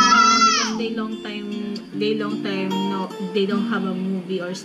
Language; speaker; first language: English; non-native, local second language; Filipino